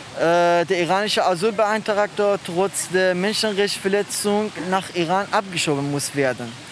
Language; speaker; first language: German; non-native, learner; Persian